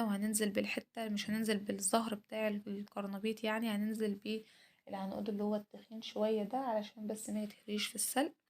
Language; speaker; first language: Arabic; native; Arabic